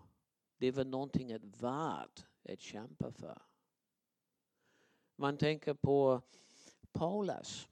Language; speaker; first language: Swedish; non-native, fluent; English